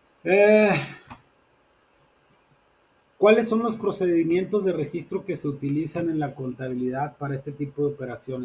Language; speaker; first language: Spanish; native; Spanish